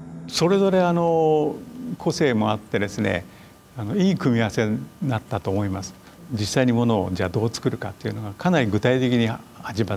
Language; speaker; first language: Japanese; native; Japanese